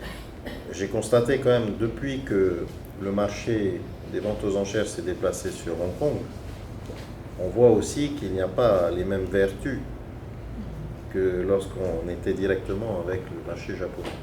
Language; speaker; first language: French; native; French